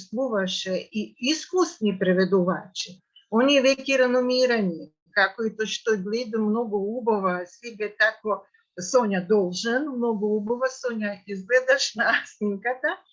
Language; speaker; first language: Macedonian; non-native, fluent; Russian